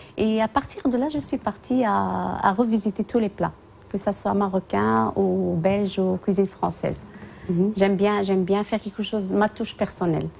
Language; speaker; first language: French; non-native, local second language; Tachelhit